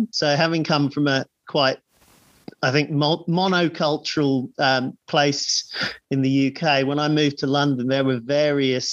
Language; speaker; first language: English; native; English